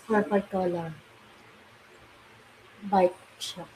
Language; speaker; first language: English; non-native, local second language; Filipino